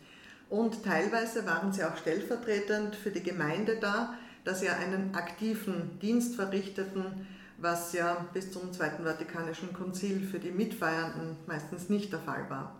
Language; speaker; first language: German; native; German